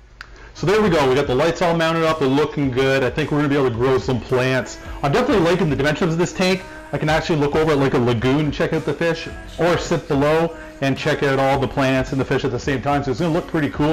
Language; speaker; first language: English; native; English